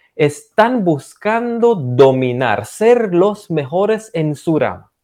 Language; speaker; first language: Spanish; non-native, fluent; Romanian